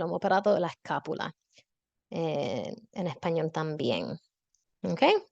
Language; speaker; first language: Spanish; non-native, fluent; English